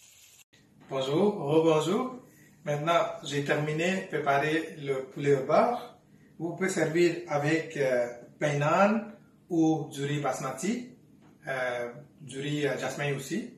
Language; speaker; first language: French; non-native, fluent; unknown